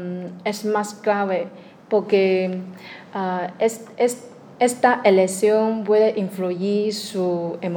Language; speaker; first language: Spanish; non-native, learner; Chinese